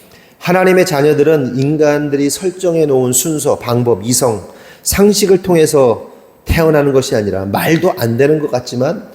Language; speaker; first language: Korean; native; Korean